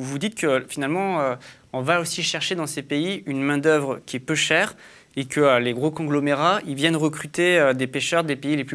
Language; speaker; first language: French; native; French